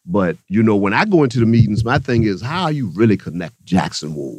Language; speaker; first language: English; native; English